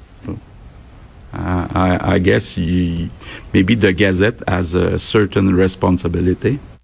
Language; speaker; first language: English; non-native, fluent; French